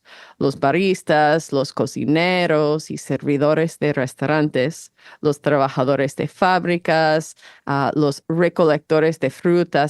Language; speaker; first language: Spanish; non-native, fluent; English